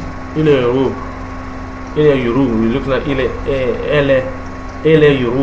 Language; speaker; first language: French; non-native, learner; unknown